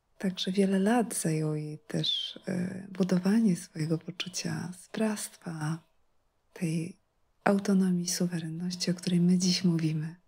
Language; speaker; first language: Polish; native; Polish